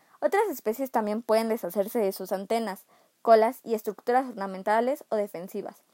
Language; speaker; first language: Spanish; native; Spanish